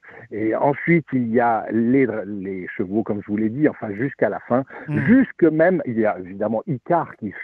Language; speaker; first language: French; native; French